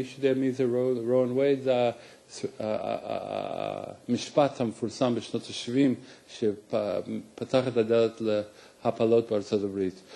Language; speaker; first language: Hebrew; non-native, fluent; English